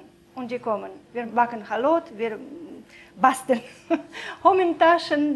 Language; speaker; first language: German; non-native, fluent; Russian